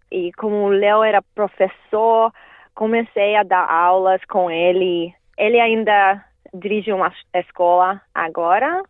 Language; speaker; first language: Portuguese; non-native, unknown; Russian